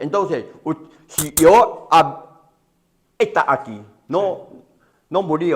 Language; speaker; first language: Spanish; non-native, learner; Chinese